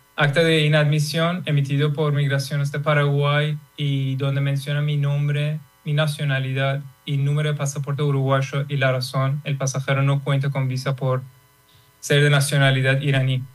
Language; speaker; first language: Spanish; non-native, fluent; Persian